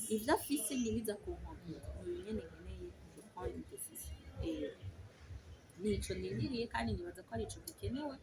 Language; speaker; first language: Rundi; native; Rundi